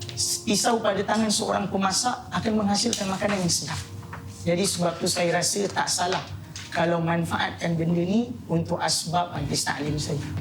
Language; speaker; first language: Malay; native; Malay